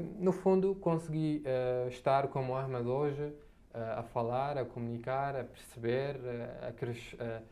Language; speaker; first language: Portuguese; non-native, fluent; Arabic